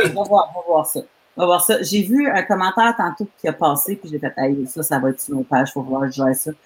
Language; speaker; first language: French; native; French